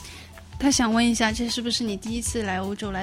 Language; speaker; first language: French; non-native, learner; Chinese